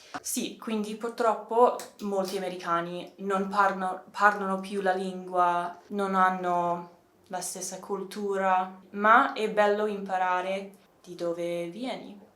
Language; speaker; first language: Italian; non-native, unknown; English